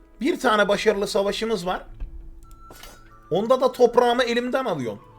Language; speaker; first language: Turkish; native; Turkish